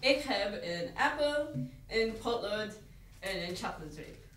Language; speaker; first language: Dutch; non-native, learner; English